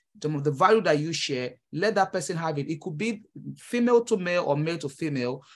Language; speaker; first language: English; non-native, local second language; Yoruba